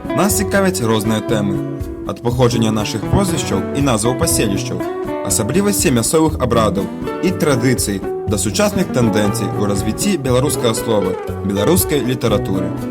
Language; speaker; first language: Belarusian; native; Belarusian